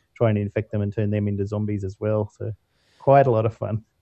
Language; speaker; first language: English; native; English